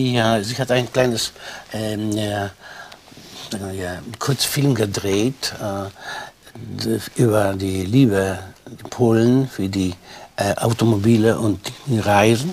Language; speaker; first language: German; non-native, fluent; Polish